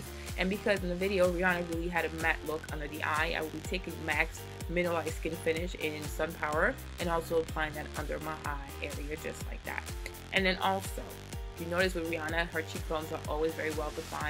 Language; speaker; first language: English; native; English